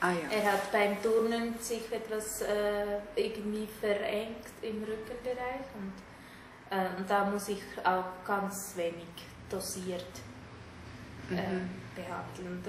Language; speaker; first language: German; non-native, fluent; Tamil